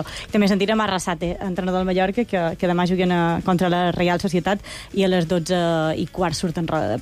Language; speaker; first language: Catalan; native; Catalan